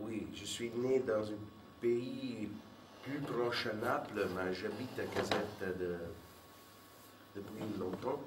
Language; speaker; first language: French; non-native, fluent; Italian